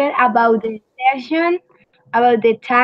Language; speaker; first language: English; non-native, learner; Spanish